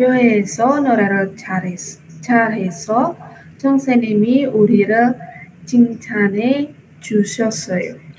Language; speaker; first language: Korean; non-native, learner; Indonesian